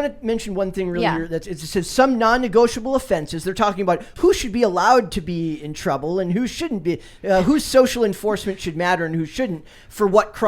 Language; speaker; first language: English; native; English